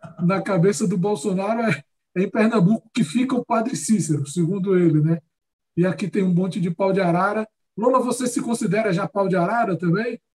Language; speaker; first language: Portuguese; native; Portuguese